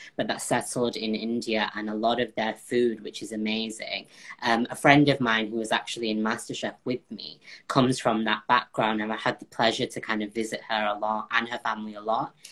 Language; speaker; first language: English; native; English